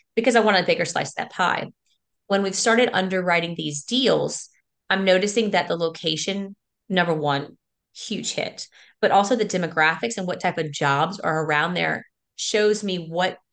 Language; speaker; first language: English; native; English